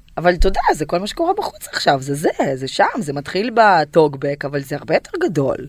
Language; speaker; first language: Hebrew; non-native, fluent; Russian